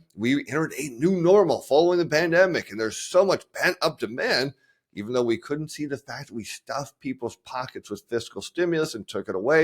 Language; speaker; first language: English; native; English